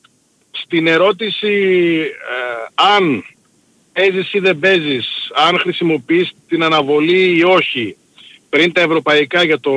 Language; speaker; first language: Greek; native; Greek